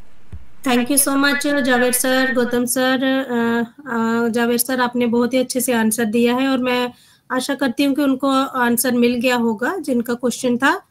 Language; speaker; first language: Hindi; native; Hindi